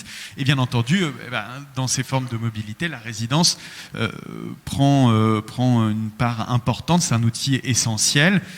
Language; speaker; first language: French; native; French